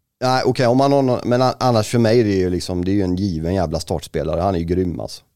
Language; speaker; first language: Swedish; native; Swedish